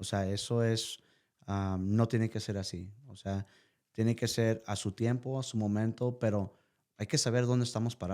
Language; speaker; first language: Spanish; early bilingual, heritage; Spanish